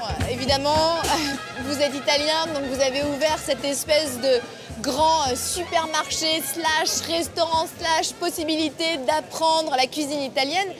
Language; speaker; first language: French; native; French